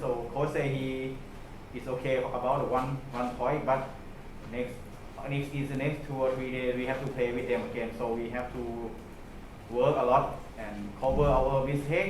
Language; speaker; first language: English; non-native, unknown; Thai